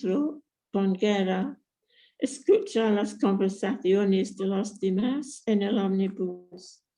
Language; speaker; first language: Spanish; non-native, fluent; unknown